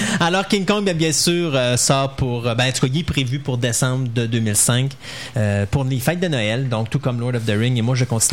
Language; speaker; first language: French; native; French